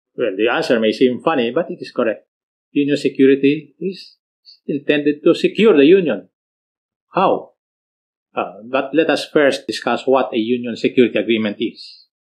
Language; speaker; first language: English; non-native, local second language; Filipino